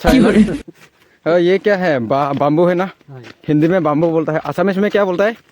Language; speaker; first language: Hindi; non-native, local second language; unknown